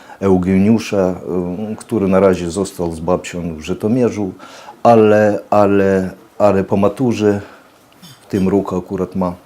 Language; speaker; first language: Polish; early bilingual, heritage; Polish